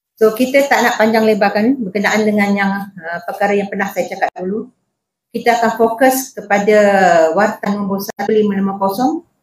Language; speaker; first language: Malay; native; Malay